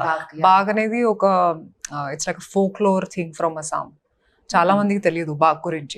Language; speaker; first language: Telugu; non-native, fluent; Hindi